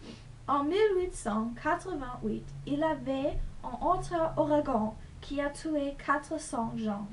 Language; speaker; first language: French; non-native, learner; English